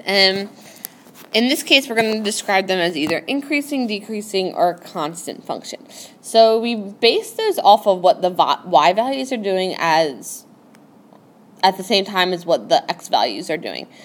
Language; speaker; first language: English; native; English